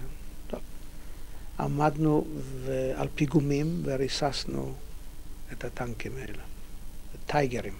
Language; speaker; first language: Hebrew; non-native, fluent; Polish